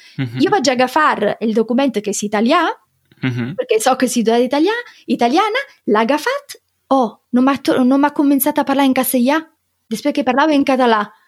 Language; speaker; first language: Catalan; non-native, fluent; Italian